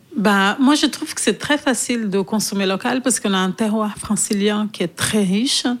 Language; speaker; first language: French; non-native, fluent; Portuguese